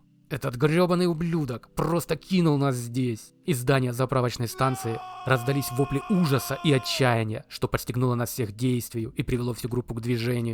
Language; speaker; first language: Russian; native; Russian